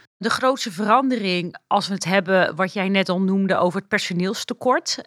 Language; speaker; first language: Dutch; native; Dutch